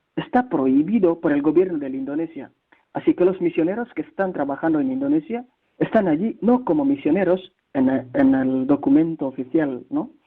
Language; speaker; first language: Spanish; non-native, fluent; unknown